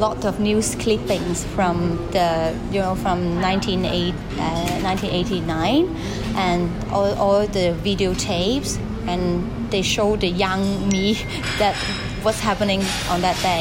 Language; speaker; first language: English; non-native, local second language; Cantonese